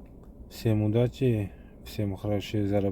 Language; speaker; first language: Russian; non-native, fluent; Uzbek